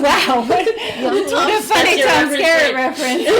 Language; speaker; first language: English; native; English